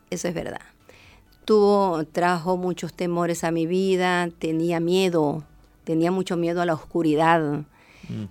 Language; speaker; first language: Spanish; native; Spanish